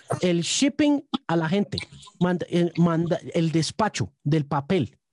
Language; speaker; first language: Spanish; native; Spanish